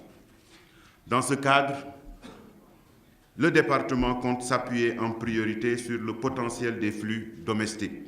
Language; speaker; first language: French; non-native, local second language; Wolof